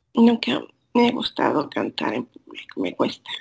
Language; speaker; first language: Spanish; native; Spanish